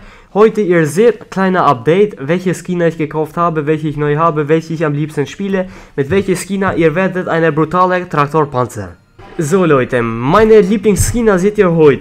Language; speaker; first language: German; non-native, learner; Albanian